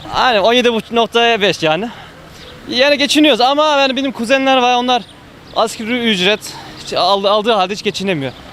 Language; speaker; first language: Turkish; early bilingual, heritage; Turkish